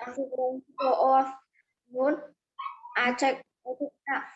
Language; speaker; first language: English; non-native, learner; Vietnamese